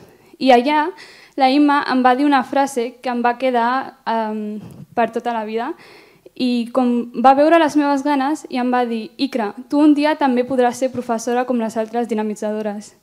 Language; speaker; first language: Catalan; early bilingual, other home language; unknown